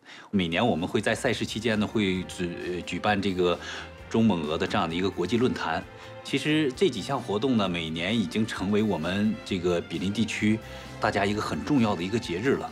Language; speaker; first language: Chinese; native; Chinese